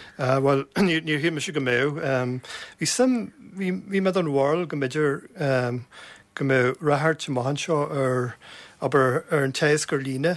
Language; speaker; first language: Irish; native; Irish